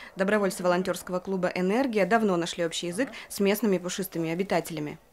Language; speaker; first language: Russian; native; Russian